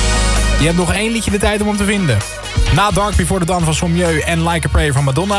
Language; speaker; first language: Dutch; native; Dutch